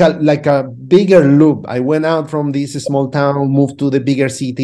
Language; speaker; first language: English; non-native, fluent; Spanish